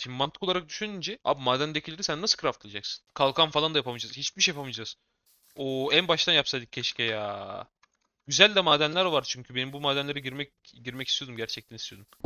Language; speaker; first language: Turkish; native; Turkish